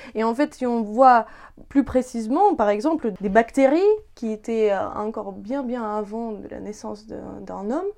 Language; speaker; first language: French; non-native, fluent; Ukrainian